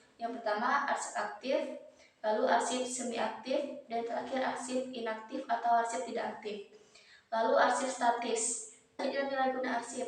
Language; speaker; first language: Indonesian; native; Indonesian